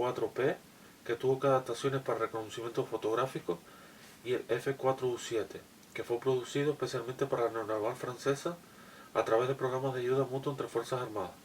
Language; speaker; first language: Spanish; native; Spanish